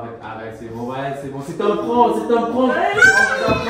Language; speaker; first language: French; native; French